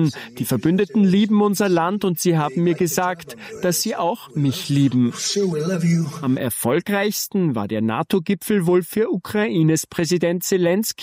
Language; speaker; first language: German; native; German